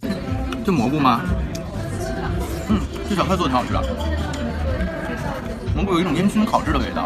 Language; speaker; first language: Chinese; native; Chinese